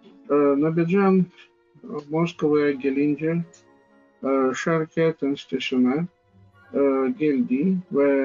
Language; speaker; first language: Turkish; non-native, fluent; Russian